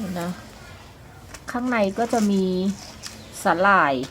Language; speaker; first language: Thai; native; Thai